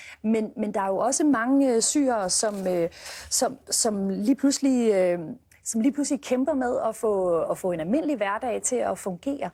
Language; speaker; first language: Danish; native; Danish